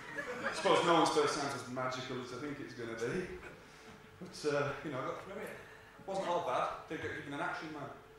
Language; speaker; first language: English; native; English